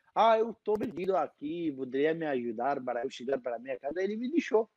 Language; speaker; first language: Portuguese; non-native, fluent; Arabic